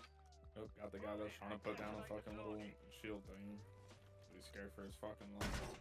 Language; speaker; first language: English; native; English